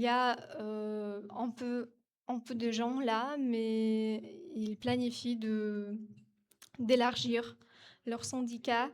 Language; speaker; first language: French; non-native, fluent; Ukrainian